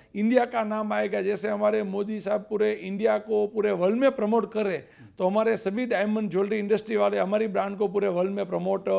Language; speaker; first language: Hindi; non-native, local second language; Gujarati